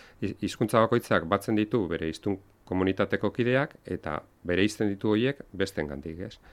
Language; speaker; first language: Basque; non-native, local second language; Spanish